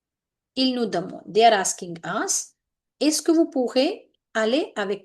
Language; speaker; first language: French; non-native, fluent; Hindi